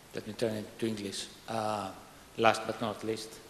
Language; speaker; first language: English; non-native, fluent; Greek